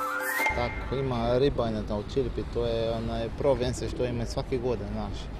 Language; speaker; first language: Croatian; non-native, learner; Portuguese